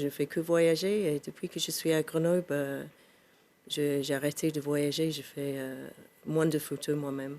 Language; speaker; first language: French; non-native, fluent; English